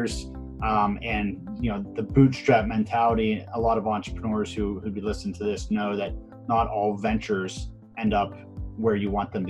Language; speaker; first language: English; native; English